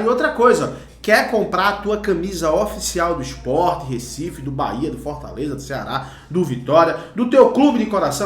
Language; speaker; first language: Portuguese; native; Portuguese